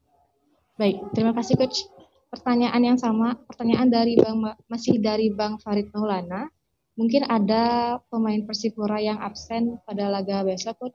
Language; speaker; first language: Indonesian; native; Indonesian